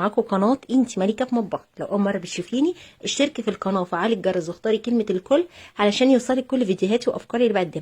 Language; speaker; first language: Arabic; native; Arabic